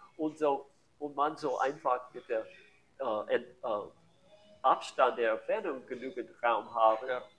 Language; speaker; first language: German; non-native, learner; English